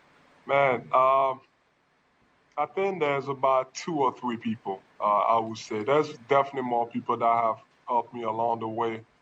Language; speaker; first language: English; non-native, local second language; French